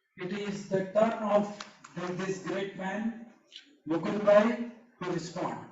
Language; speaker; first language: English; non-native, local second language; Gujarati